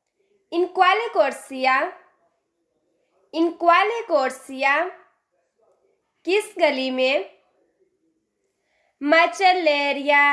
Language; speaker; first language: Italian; non-native, fluent; Urdu